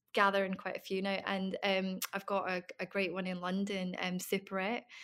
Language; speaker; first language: English; native; English